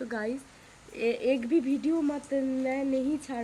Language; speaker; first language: Hindi; non-native, local second language; Bangla